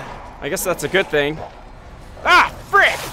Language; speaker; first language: English; native; English